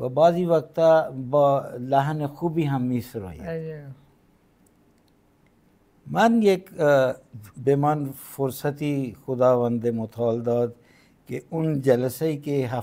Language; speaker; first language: Persian; non-native, fluent; Punjabi